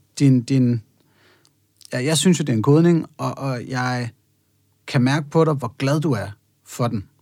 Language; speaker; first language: Danish; native; Danish